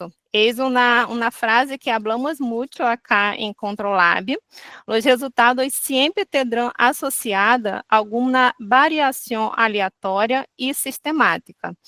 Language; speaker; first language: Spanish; non-native, learner; Portuguese